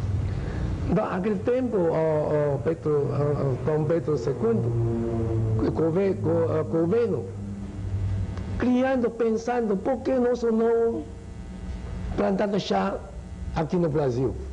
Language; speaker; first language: Portuguese; non-native, learner; Chinese